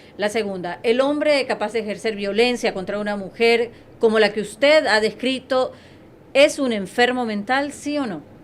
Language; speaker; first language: Spanish; native; Spanish